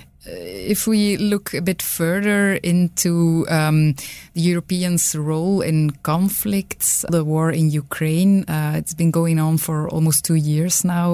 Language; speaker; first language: English; non-native, fluent; Dutch